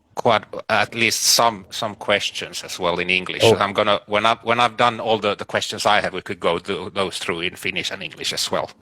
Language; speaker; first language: English; non-native, fluent; Finnish